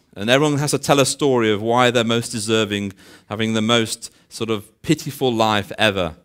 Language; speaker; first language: English; native; English